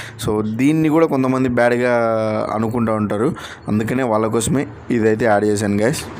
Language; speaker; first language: Telugu; native; Telugu